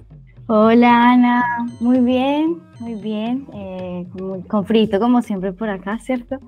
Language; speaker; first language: Spanish; native; Spanish